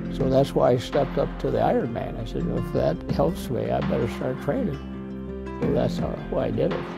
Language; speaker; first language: English; native; English